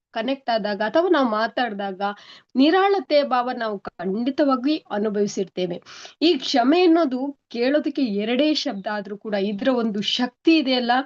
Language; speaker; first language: Kannada; native; Kannada